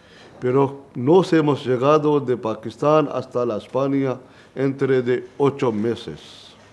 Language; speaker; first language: Spanish; non-native, learner; Punjabi